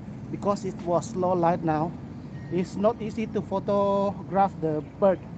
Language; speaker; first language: English; non-native, local second language; Malay